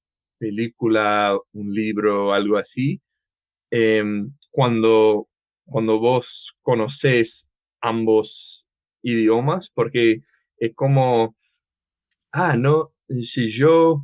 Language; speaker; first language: Spanish; non-native, fluent; English